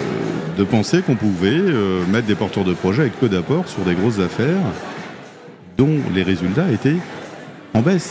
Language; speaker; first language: French; native; French